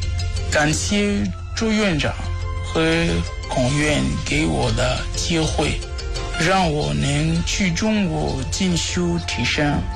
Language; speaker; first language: Chinese; non-native, fluent; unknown